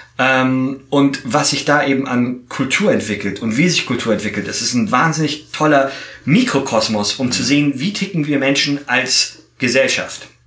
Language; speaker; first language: German; native; German